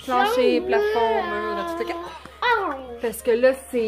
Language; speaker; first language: French; native; French